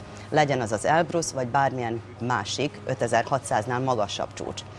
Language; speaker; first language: Hungarian; native; Hungarian